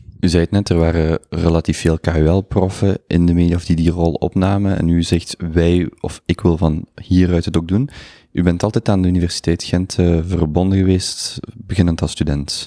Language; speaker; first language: Dutch; native; Dutch